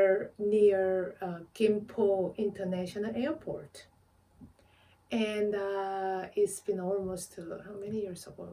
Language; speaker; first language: English; non-native, fluent; Korean